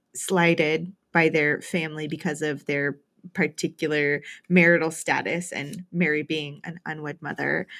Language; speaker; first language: English; native; English